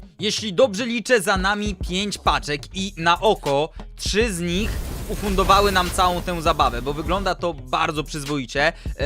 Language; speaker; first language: Polish; native; Polish